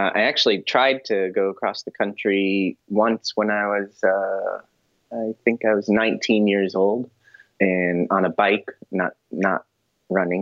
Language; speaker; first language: English; native; English